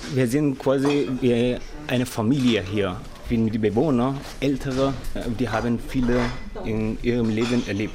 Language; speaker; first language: German; non-native, learner; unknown